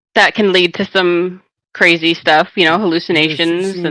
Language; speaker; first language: English; native; English